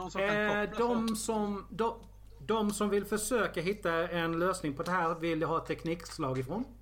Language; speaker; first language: Swedish; native; Swedish